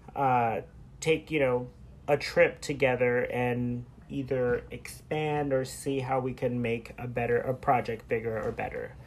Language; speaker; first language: English; early bilingual, other home language; Spanish